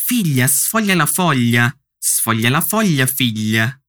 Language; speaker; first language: Italian; non-native, fluent; Portuguese